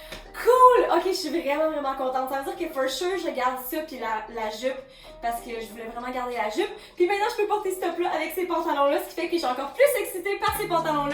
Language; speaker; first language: French; native; French